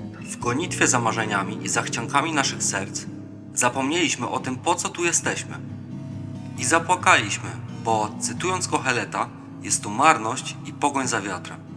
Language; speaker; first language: Polish; native; Polish